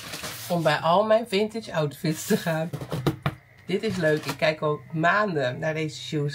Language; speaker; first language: Dutch; native; Dutch